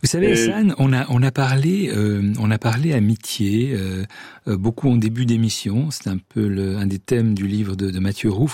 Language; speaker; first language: French; native; French